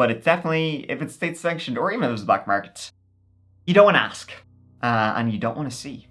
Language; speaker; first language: English; native; English